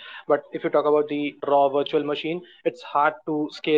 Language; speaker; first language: English; non-native, local second language; Hindi